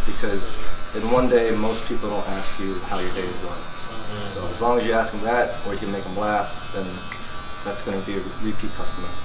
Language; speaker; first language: English; early bilingual, other home language; Thai